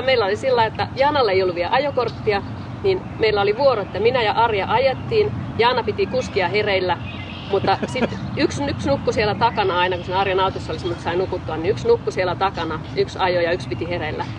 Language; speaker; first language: Finnish; native; Finnish